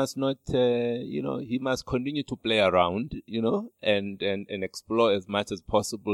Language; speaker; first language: English; non-native, local second language; Xhosa